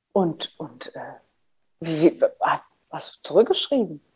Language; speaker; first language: German; native; German